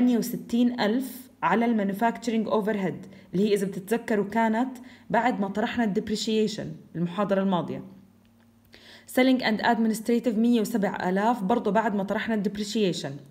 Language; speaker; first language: Arabic; native; Arabic